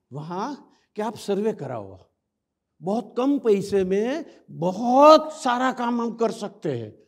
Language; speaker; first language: Hindi; non-native, local second language; Gujarati